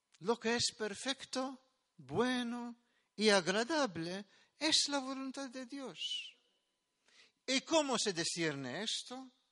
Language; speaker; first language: Spanish; non-native, fluent; Maltese